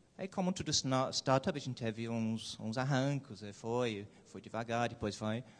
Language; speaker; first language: Portuguese; non-native, fluent; English